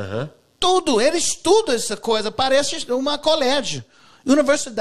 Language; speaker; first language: Portuguese; non-native, learner; English